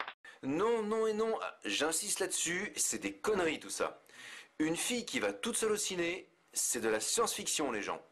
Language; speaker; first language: French; native; French